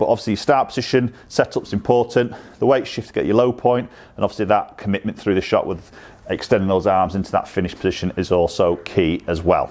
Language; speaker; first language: English; native; English